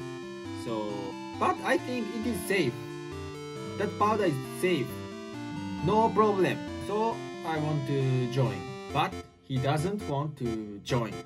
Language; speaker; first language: English; non-native, learner; Japanese